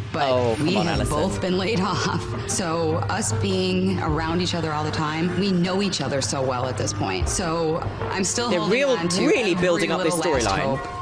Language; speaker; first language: English; native; English